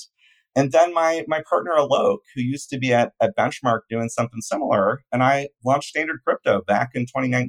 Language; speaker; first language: English; native; English